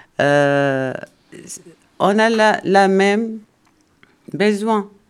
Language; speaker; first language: French; non-native, learner; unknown